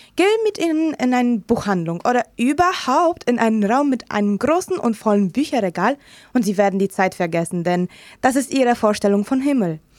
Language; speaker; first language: German; non-native, fluent; Romanian